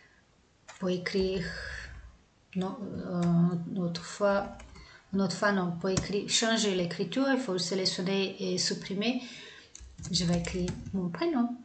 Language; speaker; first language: French; non-native, fluent; Portuguese